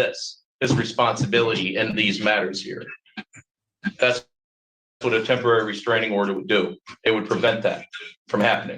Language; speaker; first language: English; native; English